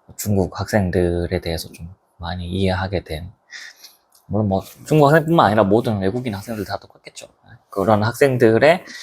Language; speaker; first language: Korean; native; Korean